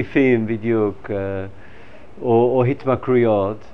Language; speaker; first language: Hebrew; non-native, fluent; English